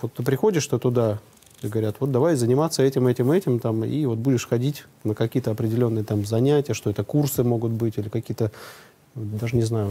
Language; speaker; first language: Russian; native; Russian